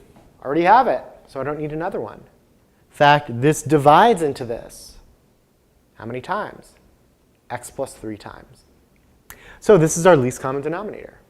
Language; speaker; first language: English; native; English